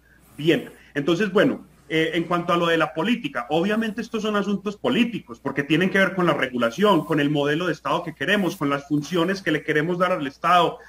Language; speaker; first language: Spanish; native; Spanish